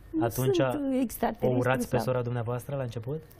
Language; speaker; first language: Romanian; native; Romanian